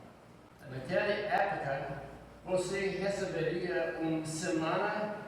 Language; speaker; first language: Portuguese; non-native, fluent; English